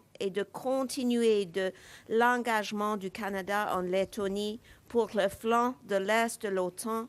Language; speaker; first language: French; non-native, fluent; English